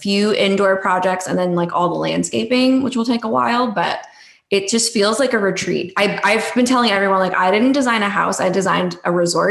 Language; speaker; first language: English; native; English